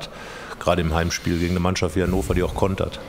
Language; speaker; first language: German; native; German